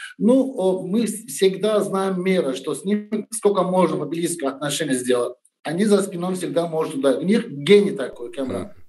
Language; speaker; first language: Russian; non-native, learner; Turkish